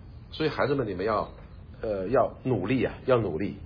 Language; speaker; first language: Chinese; native; Chinese